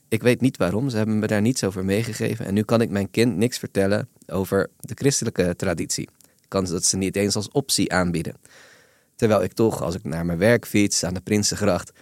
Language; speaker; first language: Dutch; native; Dutch